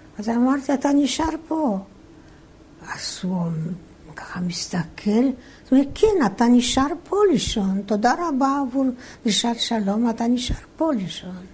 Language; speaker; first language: Hebrew; non-native, fluent; Polish